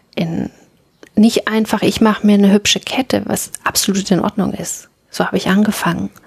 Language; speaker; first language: German; native; German